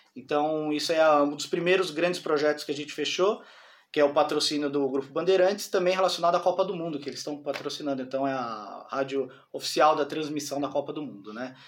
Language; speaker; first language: Portuguese; native; Portuguese